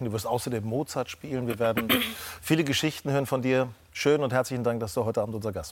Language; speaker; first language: German; native; German